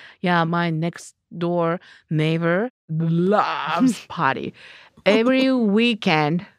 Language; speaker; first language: English; non-native, learner; Japanese